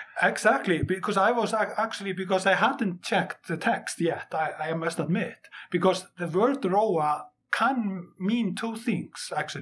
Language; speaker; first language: English; non-native, fluent; Icelandic